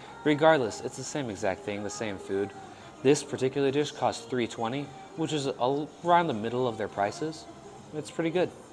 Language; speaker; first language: English; native; English